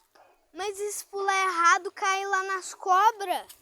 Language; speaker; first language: Portuguese; native; Portuguese